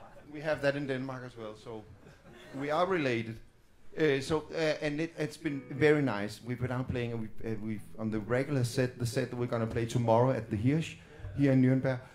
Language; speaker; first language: English; non-native, fluent; Danish